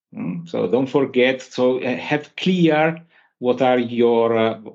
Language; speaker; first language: English; non-native, fluent; Italian